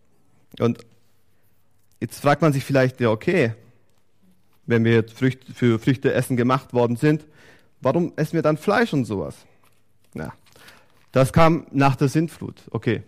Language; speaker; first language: German; native; German